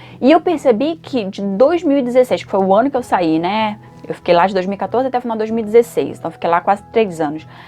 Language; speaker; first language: Portuguese; native; Portuguese